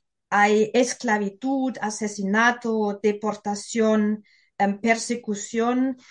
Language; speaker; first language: Spanish; non-native, fluent; German